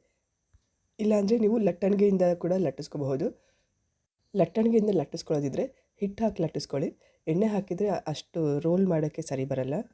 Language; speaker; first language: Kannada; native; Kannada